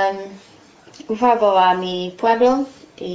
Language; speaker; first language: Spanish; non-native, fluent; English